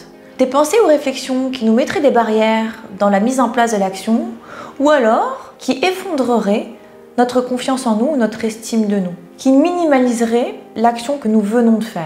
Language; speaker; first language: French; native; French